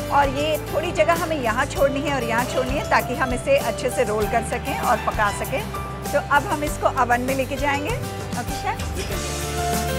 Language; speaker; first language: Hindi; native; Hindi